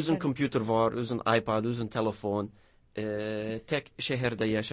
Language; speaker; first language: Azerbaijani; non-native, learner; English